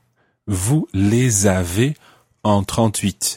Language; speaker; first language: French; non-native, fluent; English